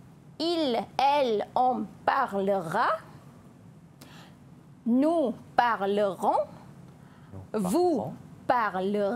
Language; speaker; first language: French; non-native, fluent; Malay